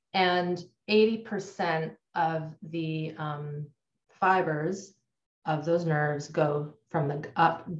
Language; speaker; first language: English; native; English